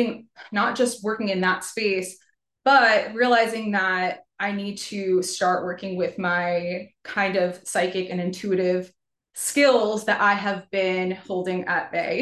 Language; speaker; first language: English; native; English